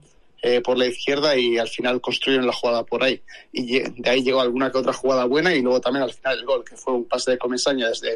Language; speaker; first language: Spanish; native; Spanish